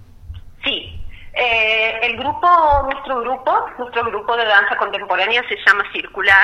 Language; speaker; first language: Spanish; native; Spanish